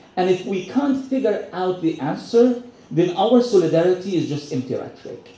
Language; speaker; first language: English; non-native, fluent; Arabic